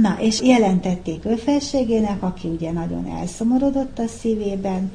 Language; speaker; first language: Hungarian; native; Hungarian